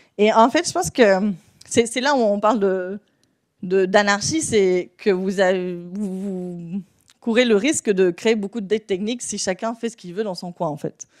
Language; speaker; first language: French; non-native, fluent; Spanish